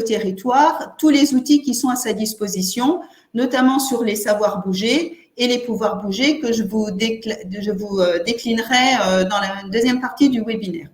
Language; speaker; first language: French; native; French